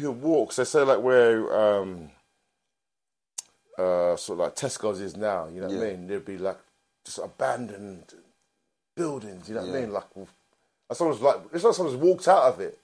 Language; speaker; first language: English; native; English